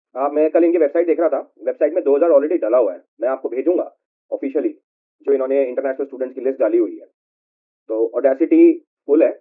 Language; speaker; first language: Hindi; native; Hindi